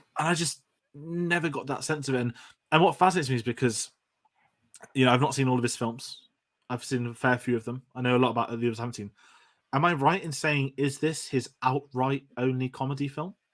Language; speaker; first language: English; native; English